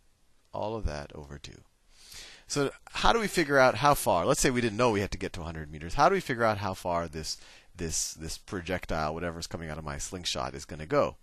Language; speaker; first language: English; native; English